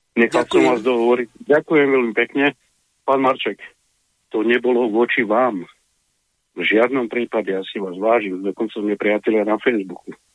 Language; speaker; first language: Slovak; non-native, fluent; Russian